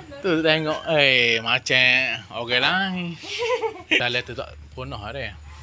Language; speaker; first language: Thai; non-native, learner; Malay